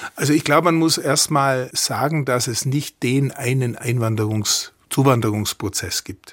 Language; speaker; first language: German; native; German